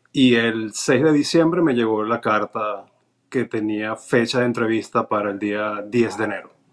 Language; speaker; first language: Spanish; native; Spanish